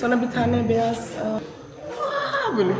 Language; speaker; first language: Turkish; non-native, learner; Indonesian